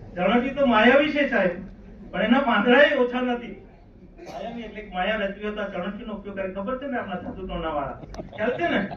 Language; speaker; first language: Gujarati; non-native, local second language; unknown